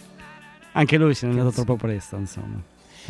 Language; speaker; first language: Italian; native; Italian